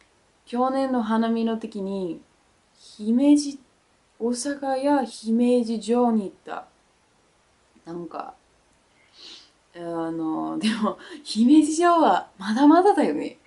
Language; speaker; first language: Japanese; non-native, learner; Danish